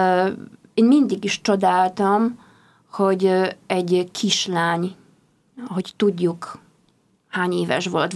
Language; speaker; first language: Hungarian; non-native, fluent; Polish